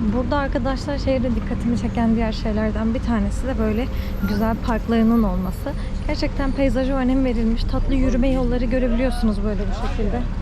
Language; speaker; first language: Turkish; native; Turkish